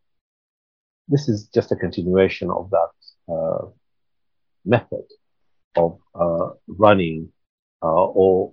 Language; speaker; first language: English; non-native, local second language; Swahili